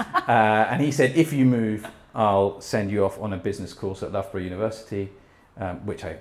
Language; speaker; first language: English; early bilingual, heritage; English